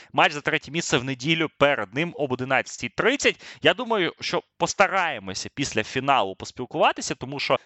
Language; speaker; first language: Ukrainian; native; Ukrainian